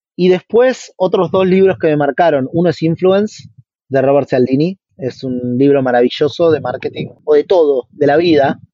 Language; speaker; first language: Spanish; native; Spanish